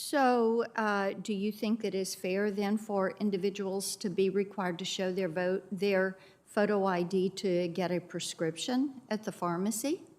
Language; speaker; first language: English; native; English